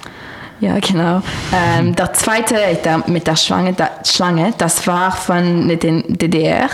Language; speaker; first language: German; non-native, learner; French